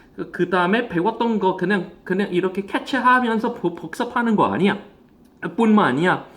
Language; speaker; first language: Korean; non-native, fluent; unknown